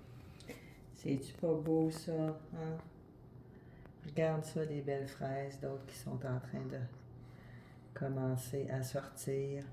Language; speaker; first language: French; native; French